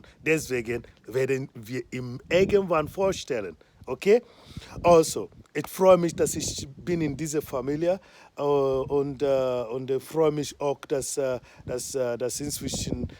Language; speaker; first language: German; non-native, fluent; Igbo